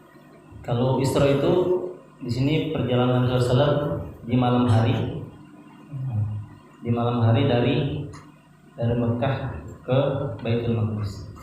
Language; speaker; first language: Indonesian; native; Indonesian